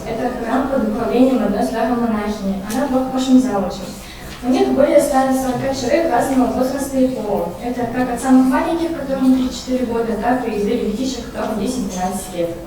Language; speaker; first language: Russian; native; Russian